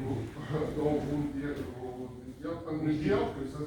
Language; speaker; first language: French; native; French